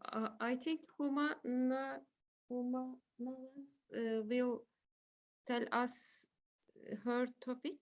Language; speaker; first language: English; non-native, learner; Turkish